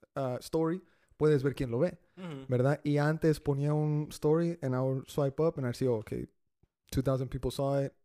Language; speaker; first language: Spanish; early bilingual, heritage; Spanish